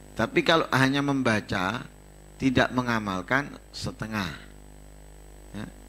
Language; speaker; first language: Indonesian; non-native, local second language; Javanese